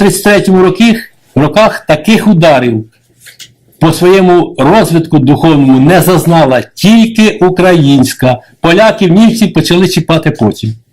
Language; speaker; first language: Ukrainian; native; Ukrainian